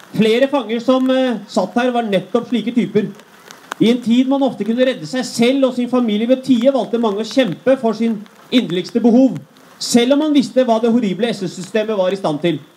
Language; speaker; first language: Norwegian; early bilingual, other home language; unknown